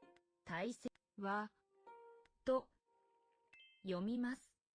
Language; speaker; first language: Japanese; non-native, learner; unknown